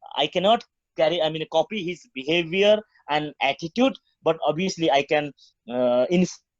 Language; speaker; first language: English; non-native, local second language; Nepali